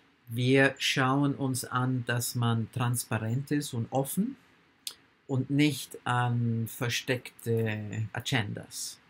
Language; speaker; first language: German; non-native, fluent; English